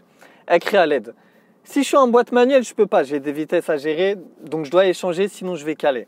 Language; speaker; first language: French; native; French